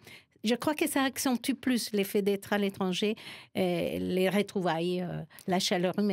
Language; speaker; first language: French; non-native, fluent; Spanish